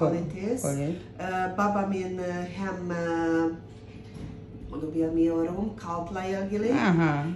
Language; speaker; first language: Turkish; non-native, learner; Hungarian